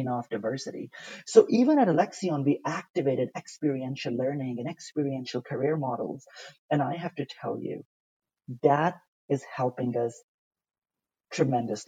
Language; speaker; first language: English; non-native, local second language; Urdu